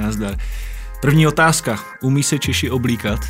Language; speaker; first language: Czech; native; Czech